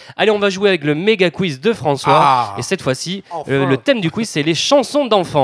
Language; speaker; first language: French; native; French